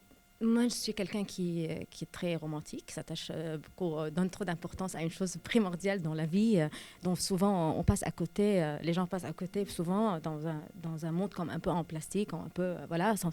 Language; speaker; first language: French; non-native, local second language; Arabic